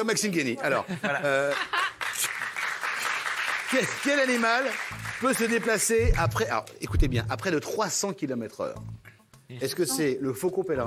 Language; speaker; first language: French; native; French